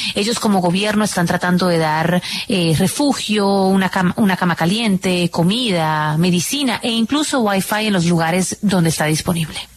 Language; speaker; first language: Spanish; native; Spanish